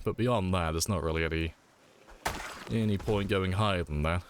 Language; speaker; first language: English; native; English